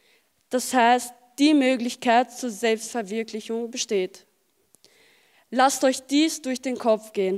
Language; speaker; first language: German; early bilingual, other home language; Albanian